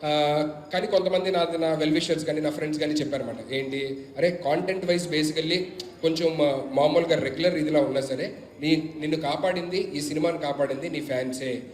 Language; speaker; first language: Telugu; native; Telugu